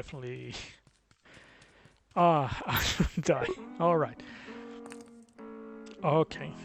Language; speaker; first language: English; non-native, fluent; German